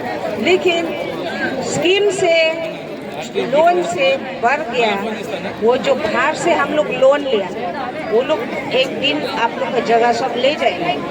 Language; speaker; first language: Hindi; non-native, local second language; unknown